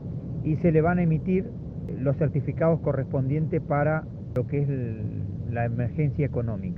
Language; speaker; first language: Spanish; native; Spanish